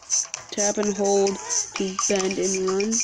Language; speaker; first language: English; native; English